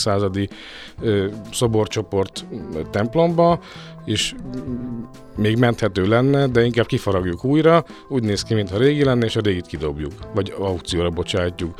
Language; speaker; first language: Hungarian; native; Hungarian